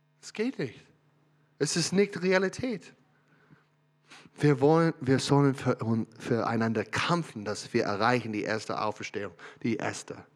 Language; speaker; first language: German; non-native, learner; English